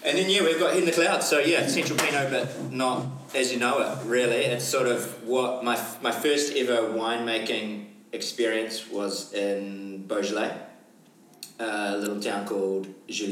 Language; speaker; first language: English; native; English